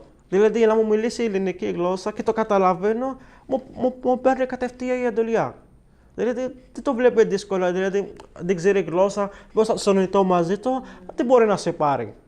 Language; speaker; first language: Greek; non-native, learner; Arabic